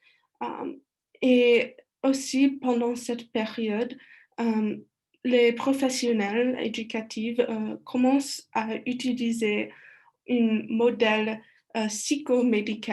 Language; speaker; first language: French; non-native, learner; English